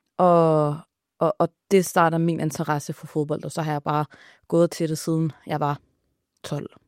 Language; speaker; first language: Danish; early bilingual, other home language; Arabic